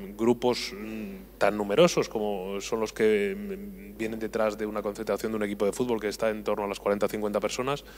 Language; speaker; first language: Spanish; native; Spanish